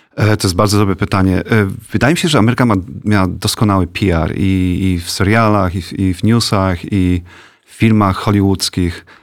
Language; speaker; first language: Polish; native; Polish